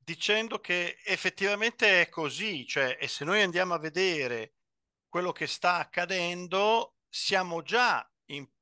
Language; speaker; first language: Italian; native; Italian